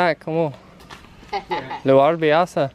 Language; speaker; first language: Indonesian; non-native, learner; English